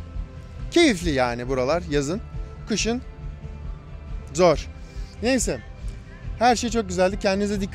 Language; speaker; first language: Turkish; native; Turkish